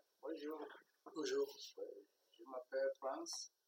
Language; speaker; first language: French; non-native, learner; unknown